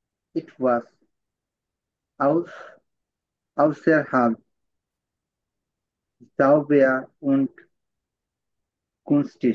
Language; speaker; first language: German; non-native, learner; Bangla